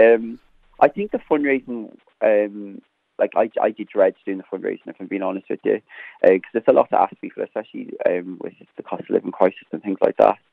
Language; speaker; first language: English; native; English